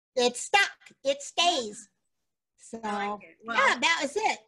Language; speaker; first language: English; native; English